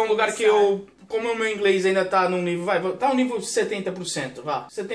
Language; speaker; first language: Portuguese; native; Portuguese